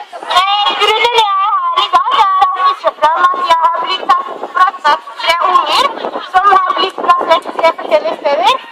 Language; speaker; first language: Norwegian; non-native, learner; Somali